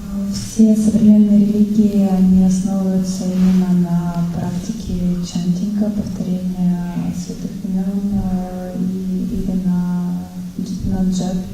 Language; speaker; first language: Russian; native; Russian